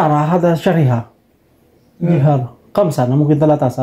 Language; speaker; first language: Arabic; non-native, learner; Filipino